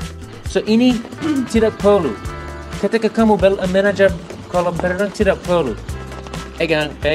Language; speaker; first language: Indonesian; non-native, learner; English